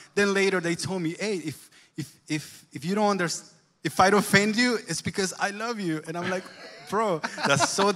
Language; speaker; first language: English; non-native, fluent; Spanish